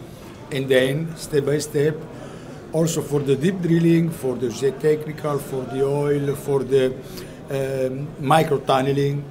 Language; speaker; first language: English; non-native, learner; Italian